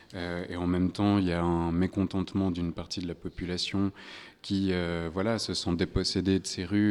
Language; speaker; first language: French; native; French